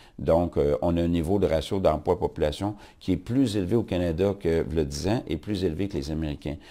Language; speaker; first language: French; native; French